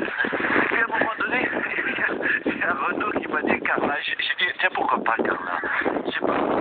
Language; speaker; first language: French; native; French